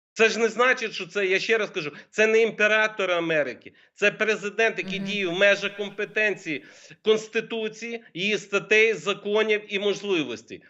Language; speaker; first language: Ukrainian; native; Ukrainian